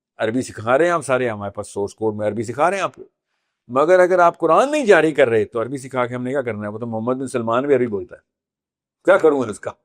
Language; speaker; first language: Urdu; native; Urdu